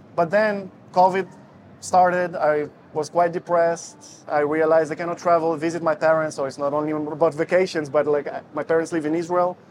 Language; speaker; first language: English; non-native, fluent; Russian